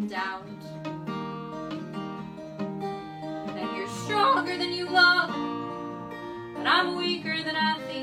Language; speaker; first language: English; native; English